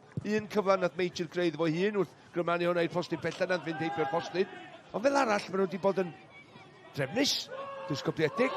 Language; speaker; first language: Welsh; native; Welsh